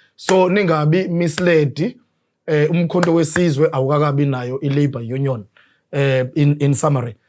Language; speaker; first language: Zulu; native; Zulu